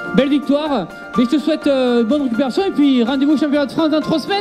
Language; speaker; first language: French; native; French